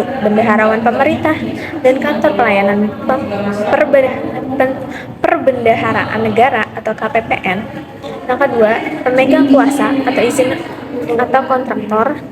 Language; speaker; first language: Indonesian; native; Indonesian